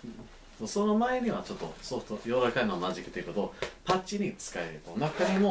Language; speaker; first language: Japanese; non-native, learner; English